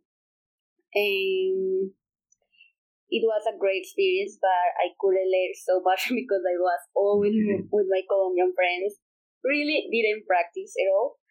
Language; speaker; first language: English; non-native, fluent; Spanish